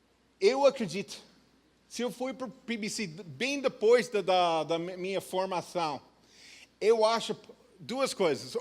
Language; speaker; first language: Portuguese; non-native, fluent; English